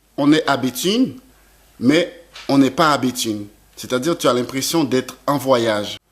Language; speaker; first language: French; non-native, local second language; Haitian Creole